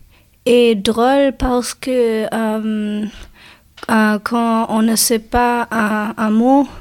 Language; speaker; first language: French; non-native, learner; German